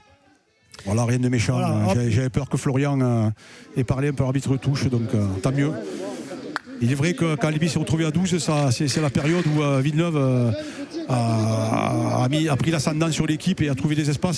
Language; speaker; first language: French; native; French